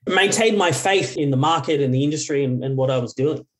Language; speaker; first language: English; native; English